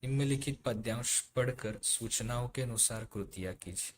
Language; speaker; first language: Hindi; non-native, local second language; Marathi